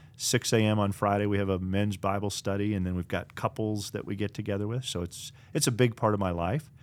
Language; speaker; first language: English; native; English